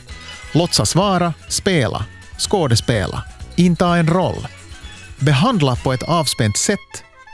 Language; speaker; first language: Swedish; native; Swedish